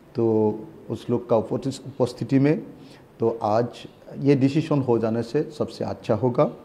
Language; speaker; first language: Hindi; non-native, local second language; Assamese